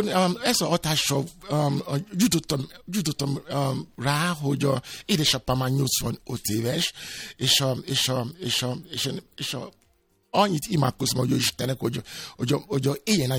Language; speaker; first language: Hungarian; non-native, fluent; Yoruba